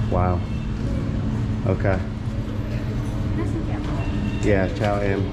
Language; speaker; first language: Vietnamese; non-native, learner; English